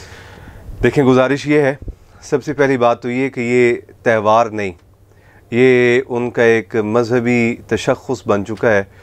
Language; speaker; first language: Urdu; native; Urdu